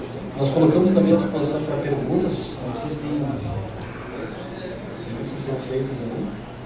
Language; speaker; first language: Portuguese; native; Portuguese